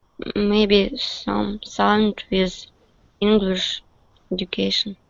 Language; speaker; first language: English; non-native, learner; Russian